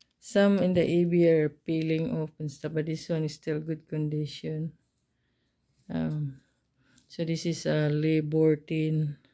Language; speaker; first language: English; non-native, learner; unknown